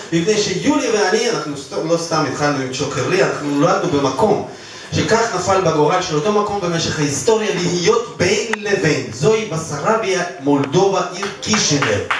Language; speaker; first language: Hebrew; non-native, fluent; Russian